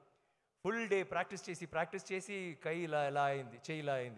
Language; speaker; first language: Telugu; non-native, learner; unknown